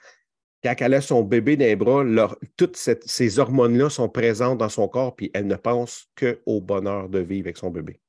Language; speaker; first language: French; native; French